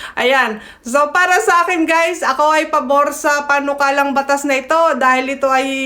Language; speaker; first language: Filipino; native; Filipino